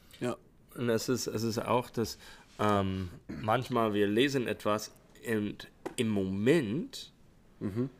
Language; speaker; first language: German; non-native, fluent; English